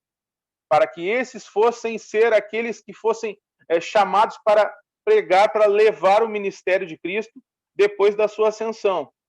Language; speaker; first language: Portuguese; native; Portuguese